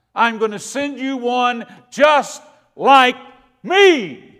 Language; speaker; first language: English; native; English